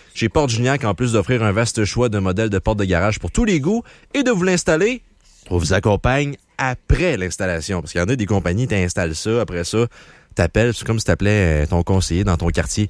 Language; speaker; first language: French; native; French